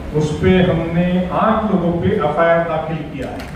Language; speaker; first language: Hindi; non-native, local second language; Marathi